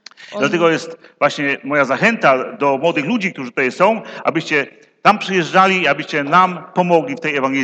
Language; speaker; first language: Polish; native; Polish